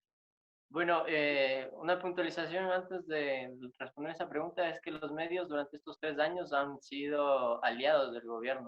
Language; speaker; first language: Spanish; native; Spanish